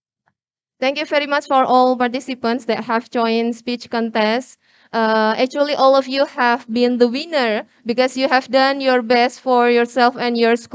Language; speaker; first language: English; non-native, learner; Indonesian